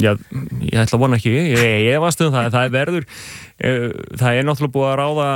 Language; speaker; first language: Icelandic; native; Icelandic